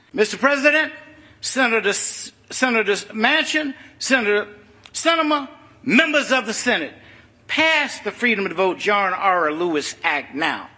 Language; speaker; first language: English; native; English